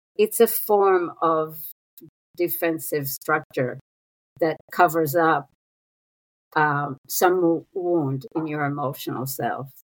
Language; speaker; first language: English; non-native, fluent; Hebrew